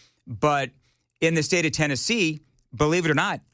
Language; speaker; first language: English; native; English